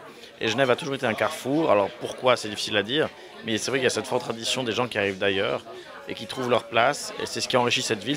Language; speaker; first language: French; native; French